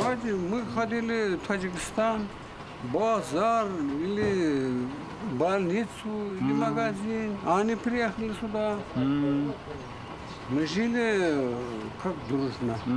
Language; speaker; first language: Russian; non-native, local second language; Kyrgyz